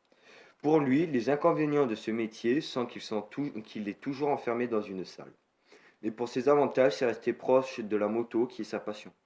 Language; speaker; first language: French; native; French